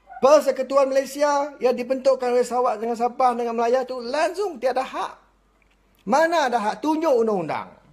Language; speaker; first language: Malay; non-native, local second language; Iban